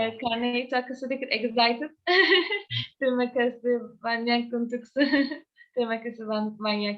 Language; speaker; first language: Indonesian; non-native, learner; Turkish